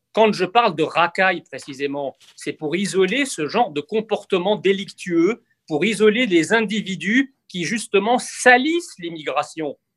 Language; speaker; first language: French; early bilingual, other home language; Arabic